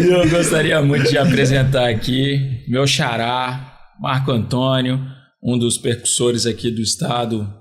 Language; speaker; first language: Portuguese; native; Portuguese